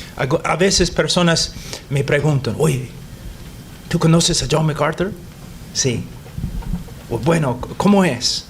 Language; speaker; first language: Spanish; non-native, fluent; English